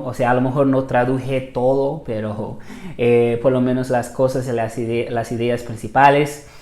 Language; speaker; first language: Spanish; non-native, fluent; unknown